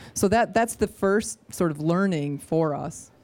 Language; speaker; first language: English; native; English